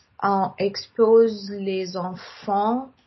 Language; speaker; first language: French; non-native, learner; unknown